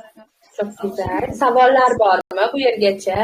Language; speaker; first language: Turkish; non-native, fluent; Uzbek